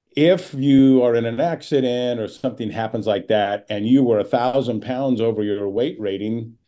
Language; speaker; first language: English; native; English